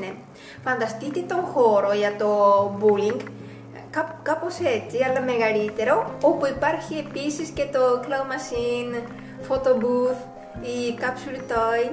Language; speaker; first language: Greek; non-native, fluent; Japanese